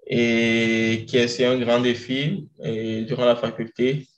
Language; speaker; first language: French; non-native, local second language; Ewe